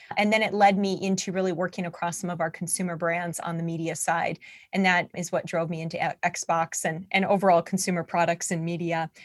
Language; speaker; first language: English; native; English